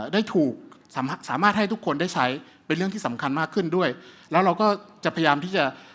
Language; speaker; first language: Thai; early bilingual, heritage; Thai